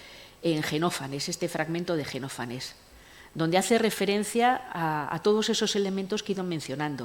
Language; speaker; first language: Spanish; native; Spanish